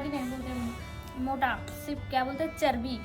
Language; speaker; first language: Hindi; non-native, local second language; Bangla